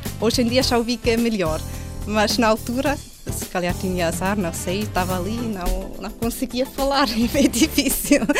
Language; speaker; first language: Portuguese; non-native, fluent; Swiss German